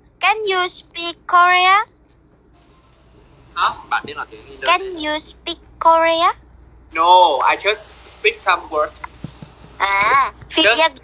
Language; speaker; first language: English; non-native, learner; Vietnamese